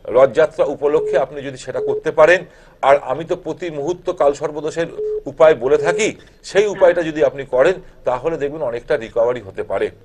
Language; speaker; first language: Bangla; native; Bangla